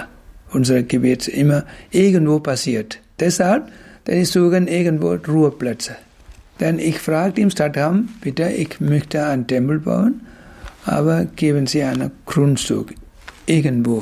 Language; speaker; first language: German; non-native, learner; Tamil